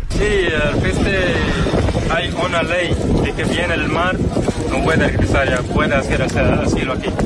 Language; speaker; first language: Spanish; non-native, learner; Arabic